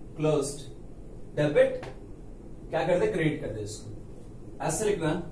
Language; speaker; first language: Hindi; native; Hindi